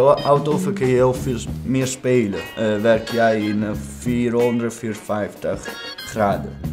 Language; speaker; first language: Dutch; non-native, learner; Italian